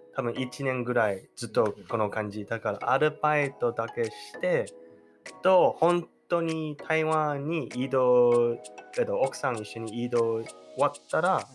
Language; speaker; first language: Japanese; non-native, learner; Chinese